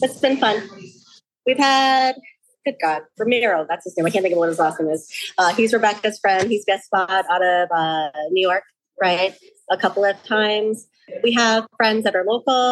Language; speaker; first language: English; native; English